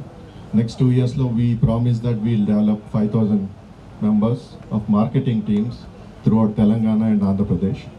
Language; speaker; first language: Telugu; native; Telugu